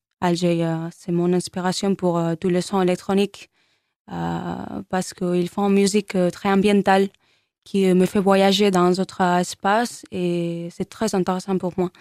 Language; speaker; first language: French; non-native, learner; Spanish